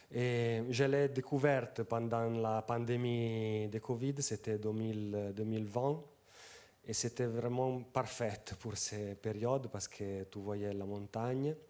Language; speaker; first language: French; non-native, fluent; Italian